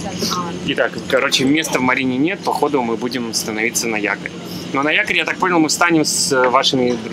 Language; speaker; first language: Russian; native; Russian